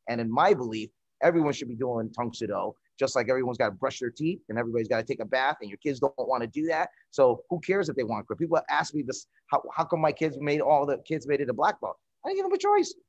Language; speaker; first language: English; early bilingual, other home language; Spanish